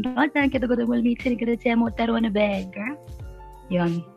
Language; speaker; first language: Filipino; non-native, local second language; Waray